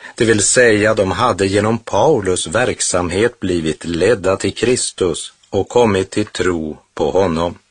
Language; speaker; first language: Swedish; native; Swedish